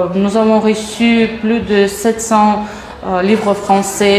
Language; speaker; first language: French; non-native, fluent; Russian